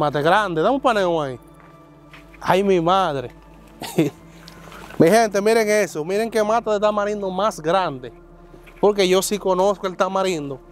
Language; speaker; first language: Spanish; native; Spanish